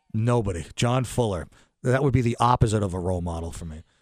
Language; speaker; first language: English; native; English